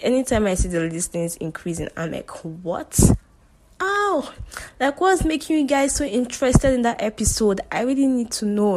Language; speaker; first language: English; non-native, local second language; Yoruba